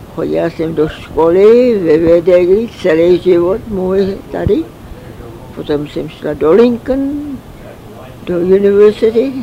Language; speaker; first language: Czech; early bilingual, heritage; Czech